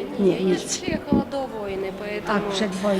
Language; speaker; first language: Polish; non-native, learner; Russian